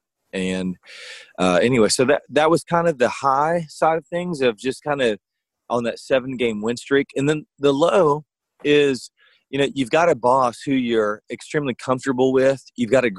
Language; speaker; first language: English; native; English